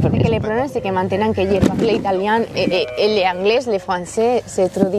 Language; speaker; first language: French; non-native, learner; Spanish